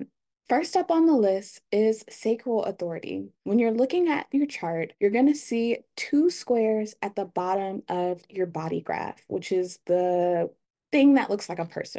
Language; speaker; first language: English; native; English